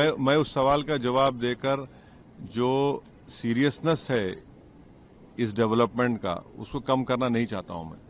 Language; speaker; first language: Urdu; native; Urdu